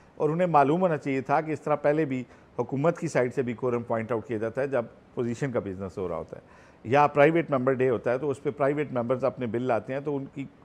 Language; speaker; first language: Urdu; native; Urdu